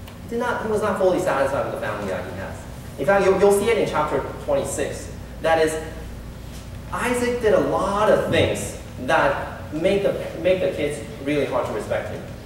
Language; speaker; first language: English; early bilingual, other home language; Chinese